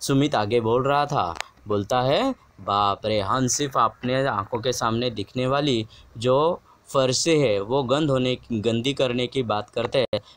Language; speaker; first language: Hindi; non-native, local second language; Marathi